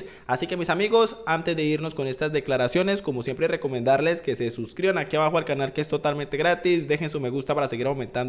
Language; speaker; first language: Spanish; native; Spanish